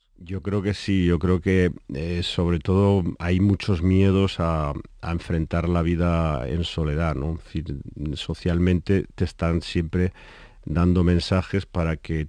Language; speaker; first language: Spanish; native; Spanish